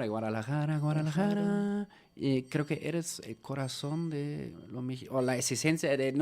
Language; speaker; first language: Spanish; native; Spanish